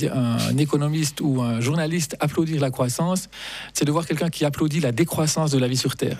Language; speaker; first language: French; native; French